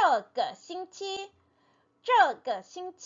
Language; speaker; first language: Chinese; non-native, fluent; Korean